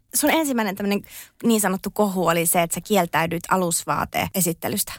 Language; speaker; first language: Finnish; native; Finnish